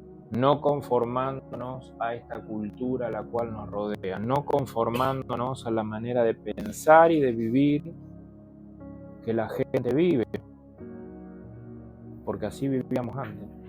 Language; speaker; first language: Spanish; native; Spanish